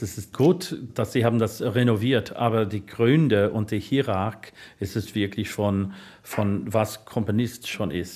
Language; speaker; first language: German; non-native, learner; English